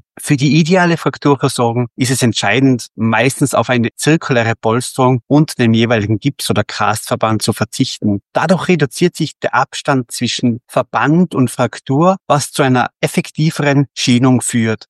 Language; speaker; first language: German; native; German